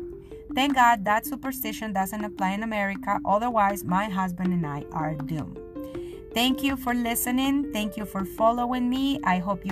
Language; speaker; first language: English; non-native, fluent; Spanish